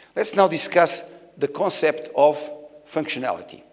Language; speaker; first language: English; non-native, fluent; Portuguese